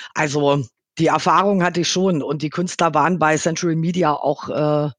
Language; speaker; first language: German; native; German